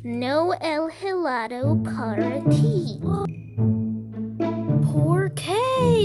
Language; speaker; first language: Spanish; non-native, learner; English